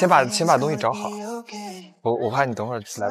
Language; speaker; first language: Chinese; native; Chinese